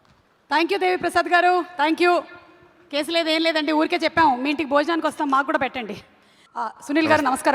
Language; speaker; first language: Telugu; native; Telugu